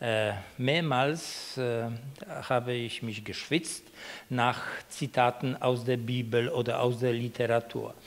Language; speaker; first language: German; non-native, fluent; Polish